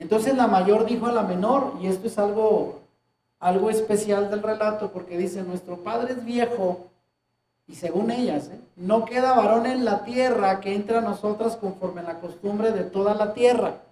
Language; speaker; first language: Spanish; native; Spanish